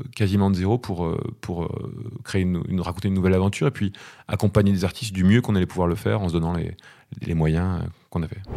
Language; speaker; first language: French; native; French